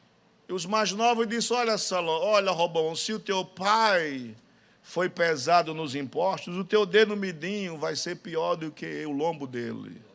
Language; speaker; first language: Portuguese; native; Portuguese